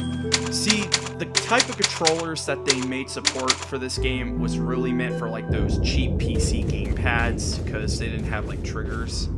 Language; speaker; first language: English; native; English